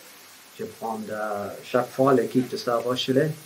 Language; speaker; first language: French; non-native, fluent; English